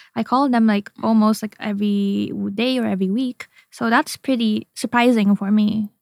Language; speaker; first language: English; non-native, fluent; Indonesian